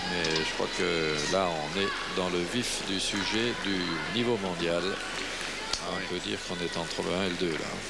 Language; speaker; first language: French; native; French